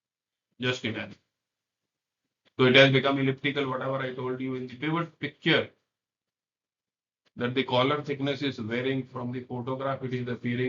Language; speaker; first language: English; non-native, local second language; Hindi